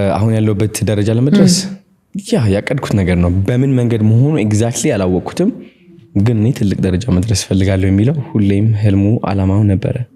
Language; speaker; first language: Amharic; non-native, local second language; Tigrinya